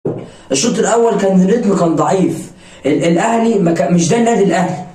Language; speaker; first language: Arabic; native; Arabic